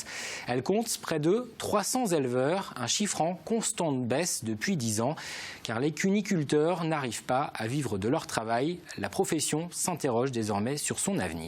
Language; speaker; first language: French; native; French